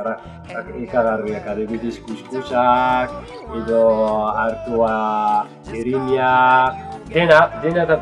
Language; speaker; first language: Basque; non-native, learner; Arabic